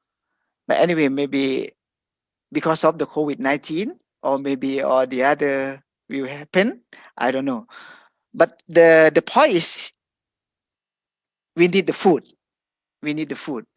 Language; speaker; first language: English; non-native, fluent; Thai